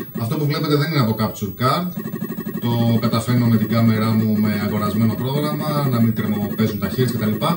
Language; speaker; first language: Greek; early bilingual, other home language; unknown